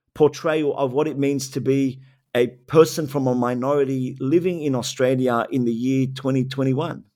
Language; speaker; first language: English; native; English